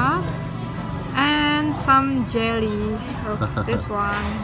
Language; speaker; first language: English; non-native, learner; Indonesian